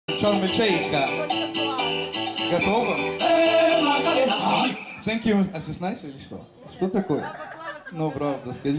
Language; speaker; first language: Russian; non-native, learner; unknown